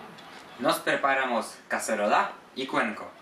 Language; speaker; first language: Spanish; non-native, learner; Polish